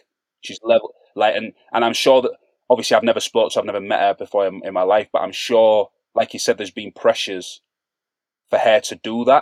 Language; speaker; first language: English; native; English